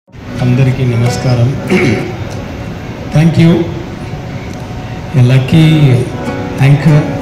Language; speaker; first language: Telugu; non-native, local second language; Tamil